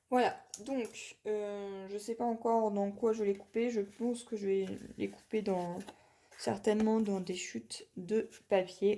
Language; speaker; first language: French; native; French